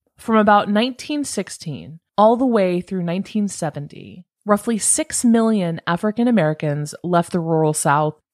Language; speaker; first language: English; native; English